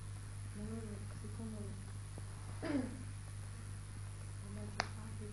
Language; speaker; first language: Italian; early bilingual, heritage; Italian